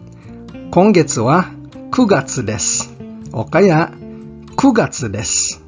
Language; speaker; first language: Japanese; non-native, fluent; Filipino